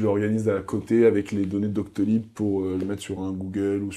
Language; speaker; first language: French; native; French